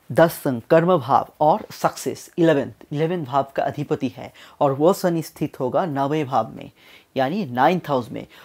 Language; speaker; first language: Hindi; non-native, local second language; Bangla